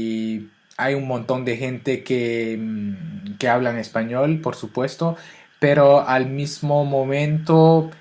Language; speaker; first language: Spanish; non-native, fluent; French